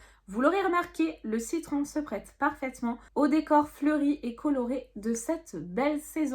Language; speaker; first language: French; native; French